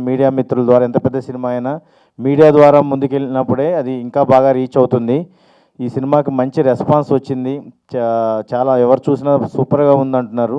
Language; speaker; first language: Telugu; native; Telugu